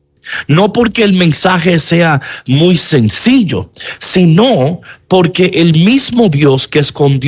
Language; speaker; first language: Spanish; native; Spanish